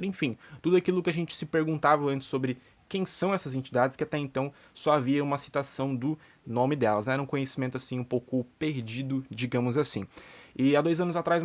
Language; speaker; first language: Portuguese; native; Portuguese